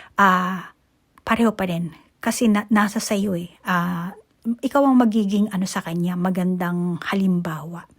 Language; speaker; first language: Filipino; native; Filipino